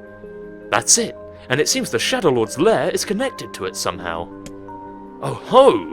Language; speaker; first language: English; native; English